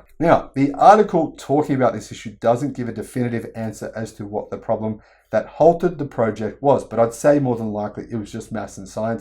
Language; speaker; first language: English; native; English